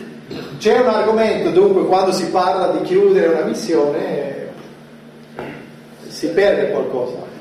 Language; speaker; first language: Italian; non-native, fluent; German